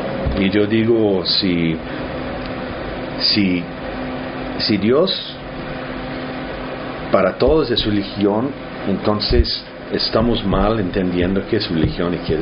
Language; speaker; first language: Spanish; early bilingual, heritage; English